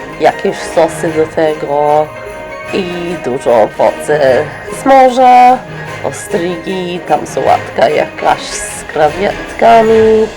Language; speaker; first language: Polish; early bilingual, heritage; English